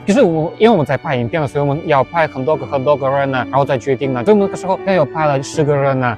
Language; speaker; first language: Chinese; non-native, fluent; Russian